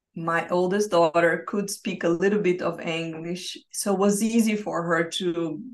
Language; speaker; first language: English; non-native, fluent; Portuguese